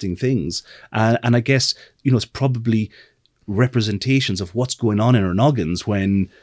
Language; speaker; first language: English; native; English